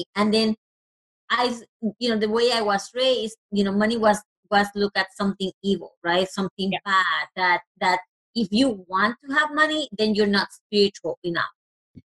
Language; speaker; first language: English; non-native, fluent; Spanish